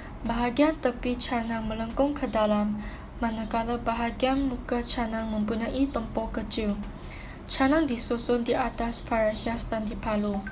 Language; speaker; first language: Malay; non-native, local second language; Chinese